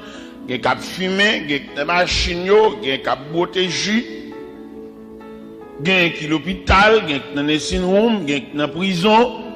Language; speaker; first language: French; non-native, local second language; Haitian Creole